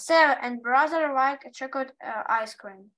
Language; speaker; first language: English; non-native, learner; Russian